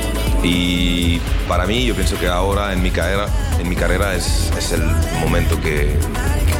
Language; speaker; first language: Spanish; non-native, learner; French